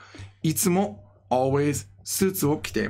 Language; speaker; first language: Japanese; non-native, fluent; English